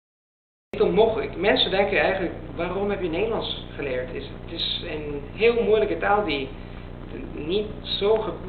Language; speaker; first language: Dutch; non-native, learner; Italian